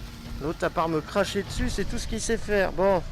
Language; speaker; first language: French; native; French